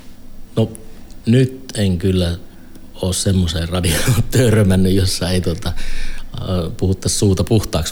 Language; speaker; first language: Finnish; native; Finnish